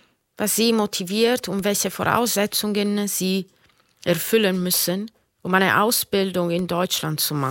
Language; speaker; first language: German; non-native, fluent; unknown